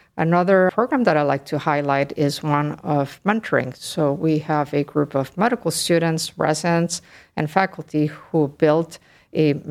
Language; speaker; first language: English; early bilingual, other home language; Spanish